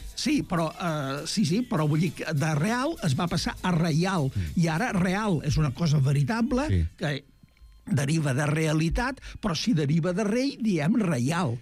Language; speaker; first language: Catalan; native; Catalan